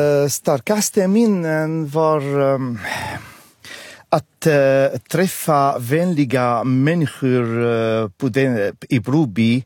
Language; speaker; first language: Swedish; non-native, fluent; Arabic